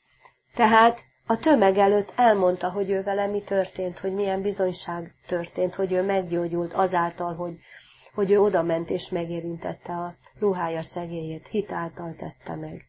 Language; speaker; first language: Hungarian; native; Hungarian